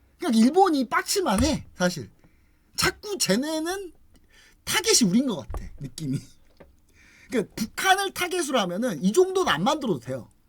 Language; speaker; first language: Korean; native; Korean